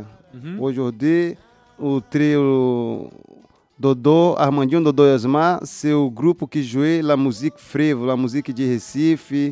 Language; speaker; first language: French; non-native, learner; Portuguese